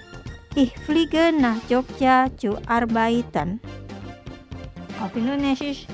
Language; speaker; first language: German; non-native, fluent; Indonesian